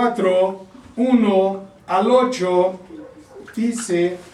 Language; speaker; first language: Spanish; native; Spanish